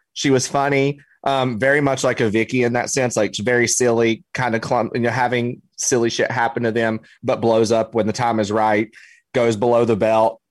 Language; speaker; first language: English; native; English